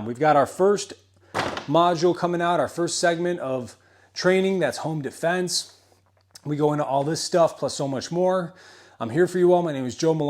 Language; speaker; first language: English; native; English